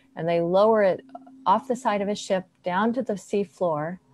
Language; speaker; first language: English; native; English